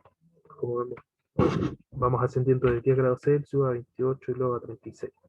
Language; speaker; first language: Spanish; native; Spanish